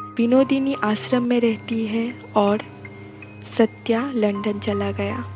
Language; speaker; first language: Hindi; non-native, local second language; Bangla